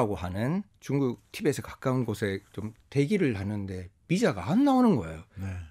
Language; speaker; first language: Korean; non-native, fluent; Japanese